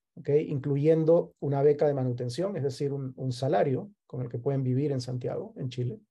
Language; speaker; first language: Spanish; native; Spanish